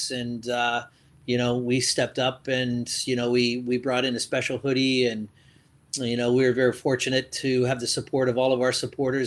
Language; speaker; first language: English; native; English